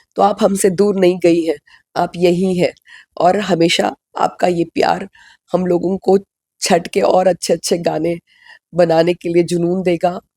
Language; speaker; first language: Hindi; non-native, local second language; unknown